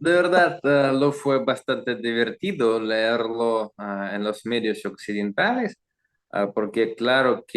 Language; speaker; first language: Spanish; non-native, learner; Russian